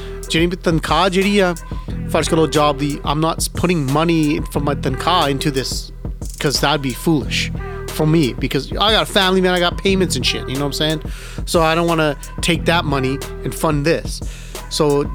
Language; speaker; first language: Punjabi; early bilingual, heritage; Punjabi